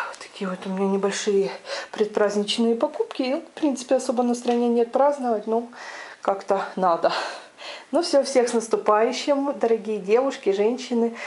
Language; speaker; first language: Russian; non-native, local second language; Ukrainian